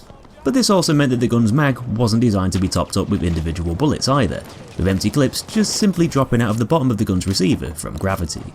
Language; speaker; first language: English; native; English